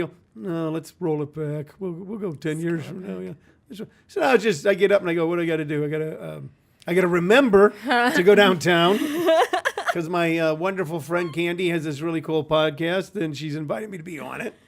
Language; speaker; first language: English; native; English